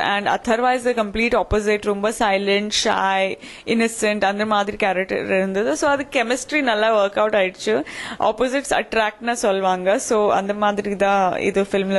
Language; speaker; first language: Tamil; non-native, fluent; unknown